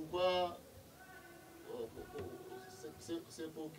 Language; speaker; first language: French; non-native, learner; Kinyarwanda